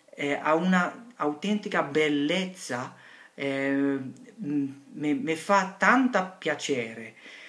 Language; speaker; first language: Italian; non-native, learner; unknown